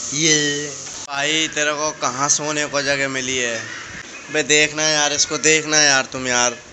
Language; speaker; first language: Hindi; native; Hindi